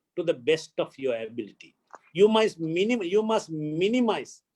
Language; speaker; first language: English; non-native, local second language; Sinhala